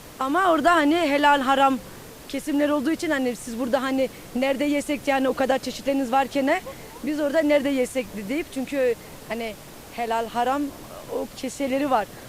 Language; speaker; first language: Turkish; early bilingual, heritage; Turkish